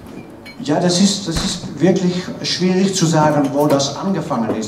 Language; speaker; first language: German; non-native, fluent; Dutch